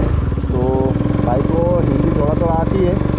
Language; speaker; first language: Hindi; native; Hindi